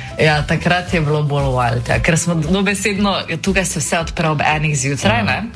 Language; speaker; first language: Slovenian; native; Slovenian